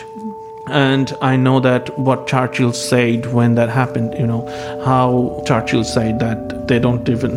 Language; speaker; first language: English; non-native, local second language; Bangla